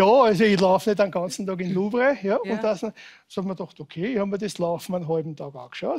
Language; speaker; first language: German; native; German